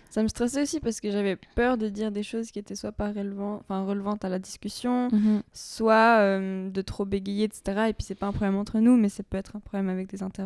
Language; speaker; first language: French; native; French